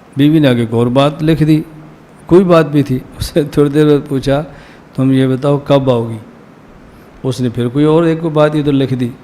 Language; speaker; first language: Urdu; non-native, local second language; Punjabi